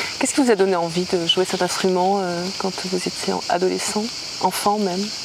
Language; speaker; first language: French; native; French